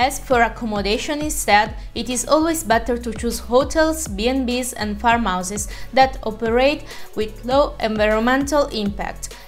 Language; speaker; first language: English; non-native, fluent; Italian